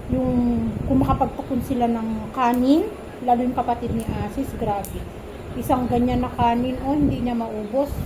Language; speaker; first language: Filipino; non-native, local second language; Iloko